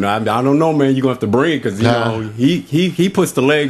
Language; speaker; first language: English; native; English